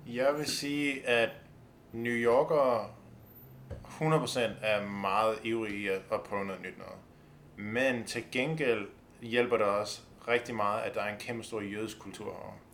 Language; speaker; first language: Danish; native; Danish